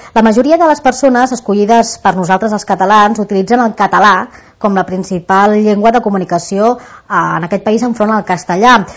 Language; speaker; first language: Catalan; native; Catalan